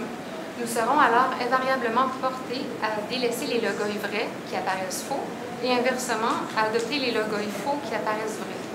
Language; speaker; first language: French; native; French